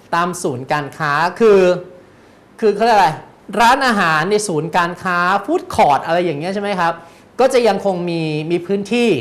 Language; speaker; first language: Thai; native; Thai